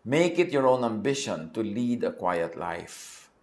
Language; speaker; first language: English; non-native, local second language; Filipino